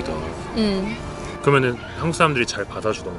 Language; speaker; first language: Korean; native; Korean